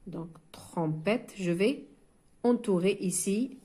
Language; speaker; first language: French; non-native, local second language; Arabic